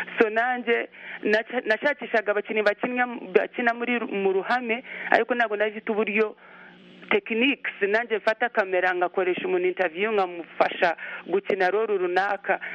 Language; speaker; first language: Kinyarwanda; early bilingual, heritage; Kinyarwanda